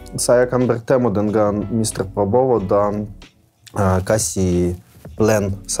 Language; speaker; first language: Indonesian; non-native, learner; Russian